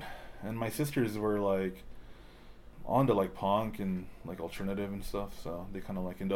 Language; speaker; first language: English; native; English